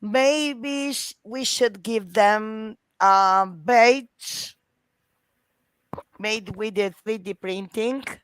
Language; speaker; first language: English; non-native, fluent; Italian